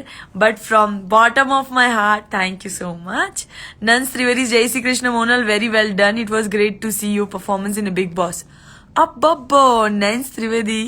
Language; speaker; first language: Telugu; non-native, learner; Gujarati